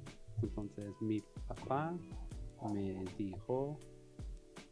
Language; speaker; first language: Spanish; non-native, learner; English